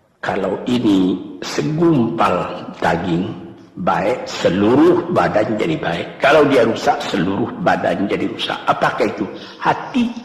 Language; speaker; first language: Indonesian; non-native, local second language; Minangkabau